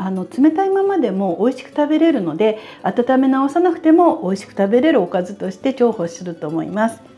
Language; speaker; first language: Japanese; native; Japanese